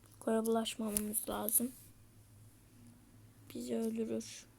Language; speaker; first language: Turkish; native; Turkish